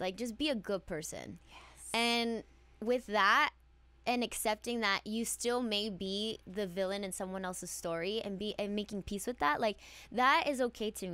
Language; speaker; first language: English; early bilingual, other home language; Spanish